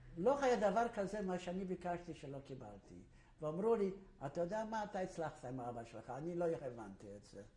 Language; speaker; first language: Hebrew; non-native, fluent; Polish